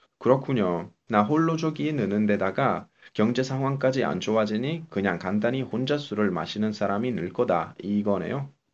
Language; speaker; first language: Korean; non-native, fluent; Italian